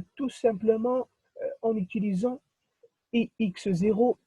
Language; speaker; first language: French; non-native, local second language; Arabic